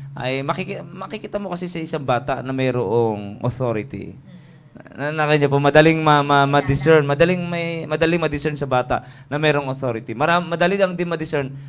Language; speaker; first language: Filipino; native; Filipino